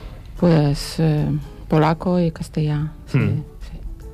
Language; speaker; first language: Catalan; non-native, learner; Polish